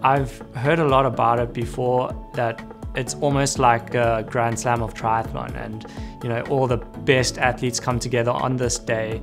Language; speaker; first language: English; native; English